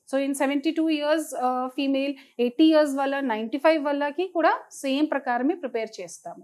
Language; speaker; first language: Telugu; non-native, fluent; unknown